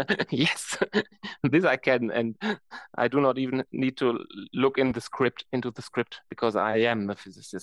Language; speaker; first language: English; non-native, fluent; German